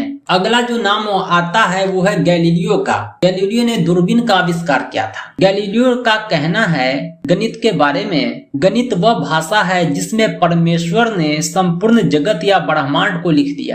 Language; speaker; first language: Hindi; native; Hindi